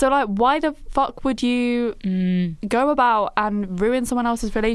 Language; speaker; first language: English; native; English